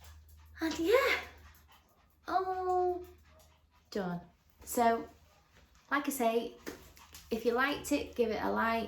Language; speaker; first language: English; native; English